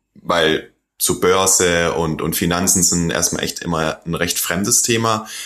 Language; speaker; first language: German; non-native, fluent; Korean